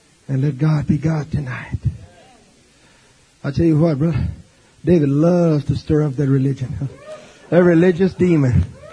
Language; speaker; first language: English; native; English